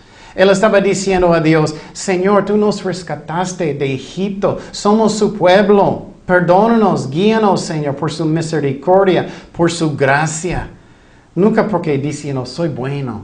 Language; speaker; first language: Spanish; non-native, fluent; English